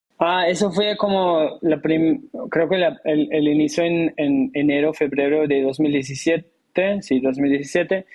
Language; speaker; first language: Spanish; non-native, fluent; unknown